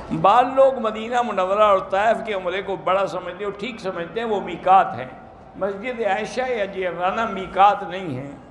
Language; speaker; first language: Urdu; native; Urdu